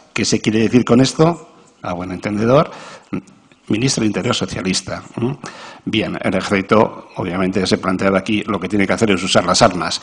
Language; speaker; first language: Spanish; native; Spanish